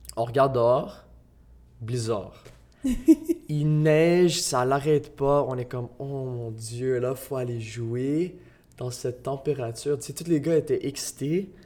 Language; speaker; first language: French; native; French